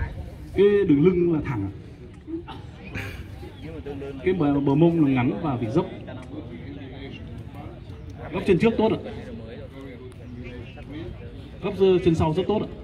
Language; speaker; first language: Vietnamese; native; Vietnamese